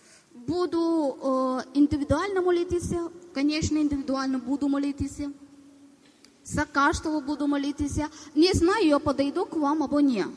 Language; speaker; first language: Ukrainian; non-native, learner; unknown